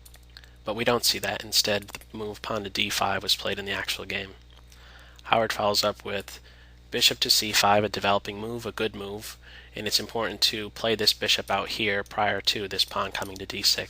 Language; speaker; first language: English; native; English